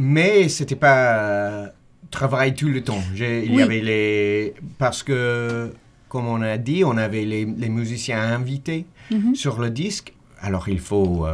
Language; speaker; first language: French; non-native, fluent; English